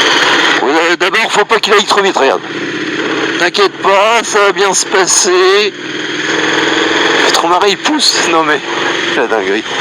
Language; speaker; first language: French; native; French